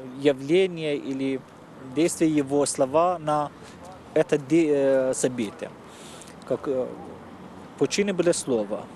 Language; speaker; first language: Russian; non-native, fluent; Persian